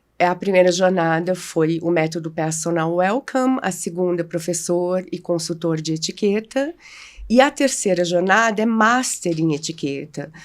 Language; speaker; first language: Portuguese; native; Portuguese